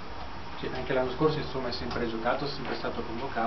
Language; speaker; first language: Italian; native; Italian